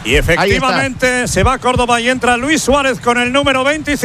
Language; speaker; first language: Spanish; native; Spanish